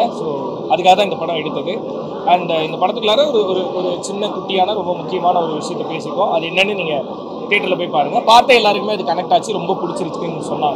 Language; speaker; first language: Tamil; native; Tamil